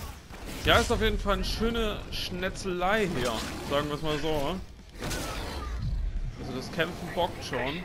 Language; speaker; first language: German; native; German